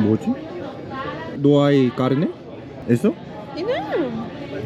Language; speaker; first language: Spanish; non-native, learner; Korean